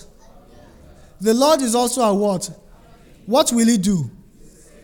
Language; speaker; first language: English; non-native, local second language; Yoruba